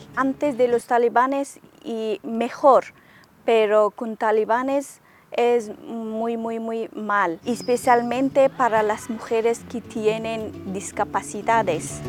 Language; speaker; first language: Spanish; non-native, learner; Persian